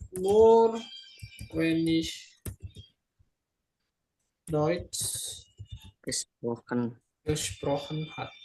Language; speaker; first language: German; non-native, fluent; Indonesian